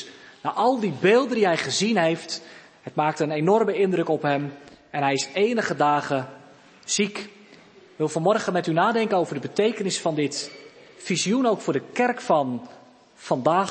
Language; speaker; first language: Dutch; native; Dutch